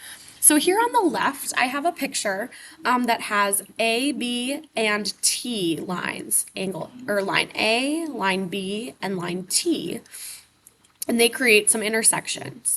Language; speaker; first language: English; native; English